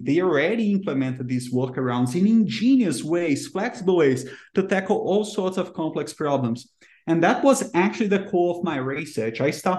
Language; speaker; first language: English; non-native, fluent; Portuguese